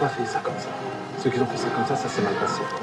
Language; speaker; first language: French; native; French